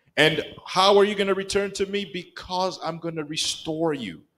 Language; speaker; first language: English; non-native, local second language; Kinyarwanda